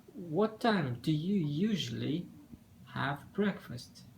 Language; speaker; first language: English; non-native, fluent; Kazakh